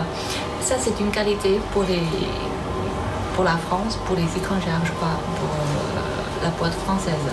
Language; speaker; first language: French; non-native, learner; Chinese